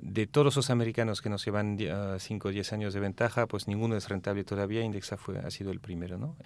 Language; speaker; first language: Spanish; non-native, fluent; French